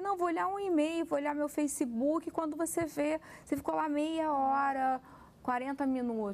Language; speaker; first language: Portuguese; native; Portuguese